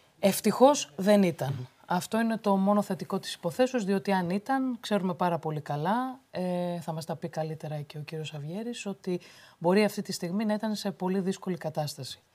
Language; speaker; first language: Greek; native; Greek